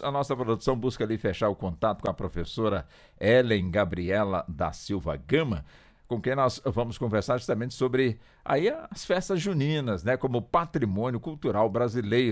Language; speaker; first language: Portuguese; native; Portuguese